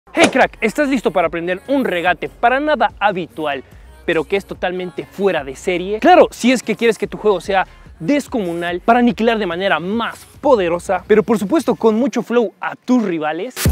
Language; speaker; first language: Spanish; native; Spanish